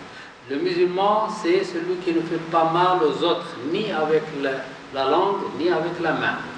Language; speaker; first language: French; non-native, local second language; Arabic